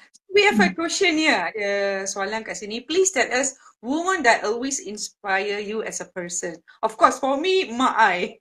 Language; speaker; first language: English; non-native, local second language; Tamil